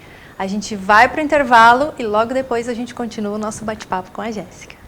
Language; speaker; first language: Portuguese; native; Portuguese